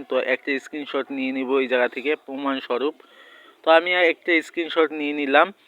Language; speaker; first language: Bangla; native; Bangla